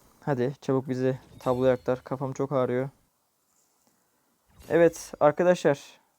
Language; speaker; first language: Turkish; native; Turkish